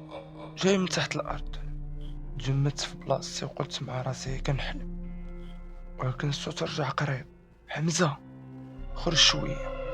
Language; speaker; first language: Arabic; native; Arabic